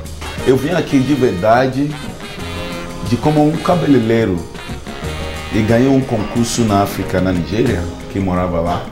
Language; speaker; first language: Portuguese; non-native, learner; Akan